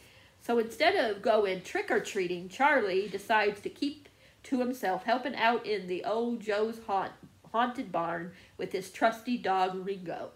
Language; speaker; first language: English; native; English